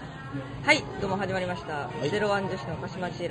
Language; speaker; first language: Japanese; native; Japanese